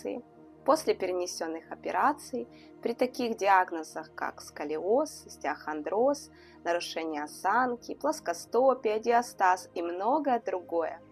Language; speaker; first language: Russian; native; Russian